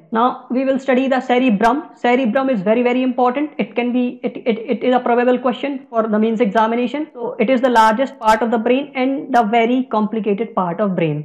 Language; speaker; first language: English; non-native, local second language; Hindi